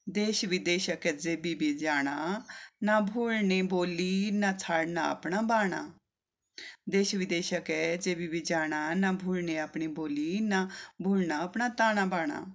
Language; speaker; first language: Hindi; native; Hindi